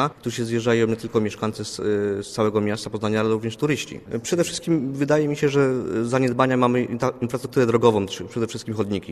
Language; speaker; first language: Polish; native; Polish